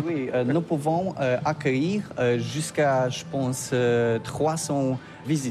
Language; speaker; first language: French; non-native, learner; Polish